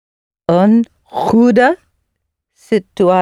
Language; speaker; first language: Dutch; non-native, learner; English